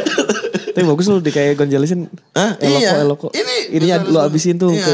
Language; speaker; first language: Indonesian; native; Indonesian